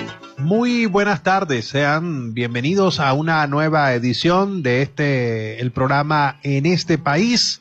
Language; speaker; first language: Spanish; native; Spanish